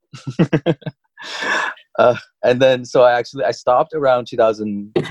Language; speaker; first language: English; early bilingual, other home language; Chinese